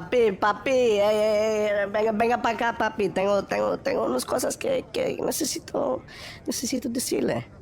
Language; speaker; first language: Spanish; early bilingual, heritage; Spanish